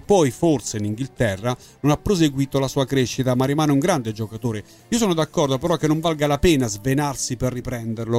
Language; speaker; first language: Italian; native; Italian